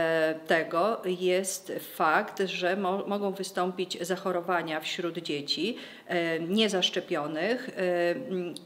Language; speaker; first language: Polish; native; Polish